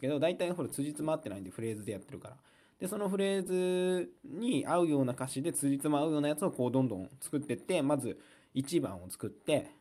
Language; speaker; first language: Japanese; native; Japanese